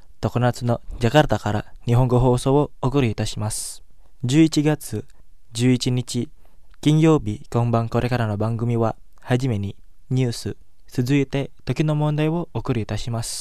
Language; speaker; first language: Japanese; non-native, fluent; Indonesian